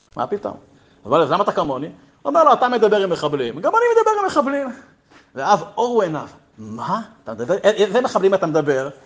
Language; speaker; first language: Hebrew; native; Hebrew